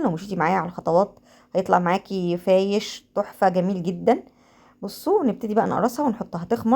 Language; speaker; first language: Arabic; native; Arabic